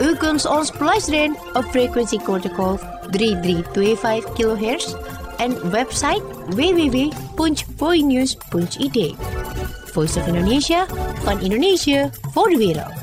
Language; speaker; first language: Dutch; non-native, fluent; Indonesian